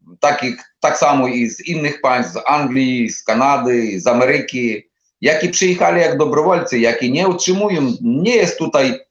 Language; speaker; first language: Polish; non-native, learner; Ukrainian